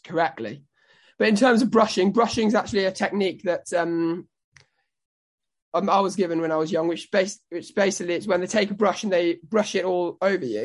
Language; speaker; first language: English; native; English